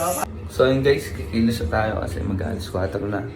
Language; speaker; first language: Filipino; native; Filipino